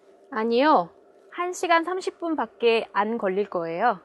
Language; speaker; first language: Korean; native; Korean